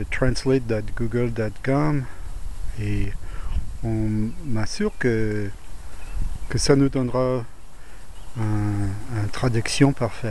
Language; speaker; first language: French; non-native, learner; English